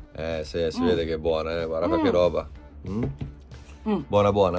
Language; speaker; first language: Italian; native; Italian